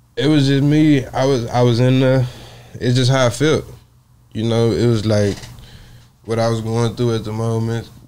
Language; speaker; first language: English; native; English